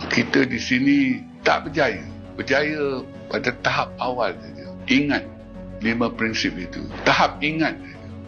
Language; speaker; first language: Malay; native; Malay